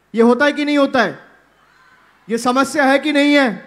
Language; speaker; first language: Hindi; non-native, local second language; Bangla